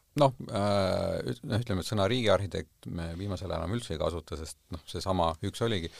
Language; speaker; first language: Estonian; native; Estonian